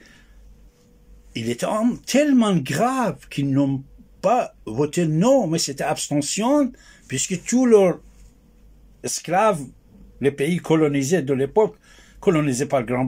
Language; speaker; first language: French; non-native, fluent; Persian